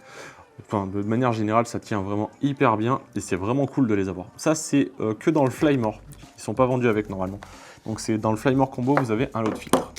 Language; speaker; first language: French; native; French